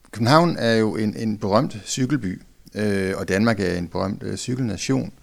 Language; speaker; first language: Danish; native; Danish